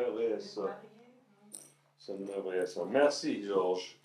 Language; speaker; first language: French; non-native, learner; English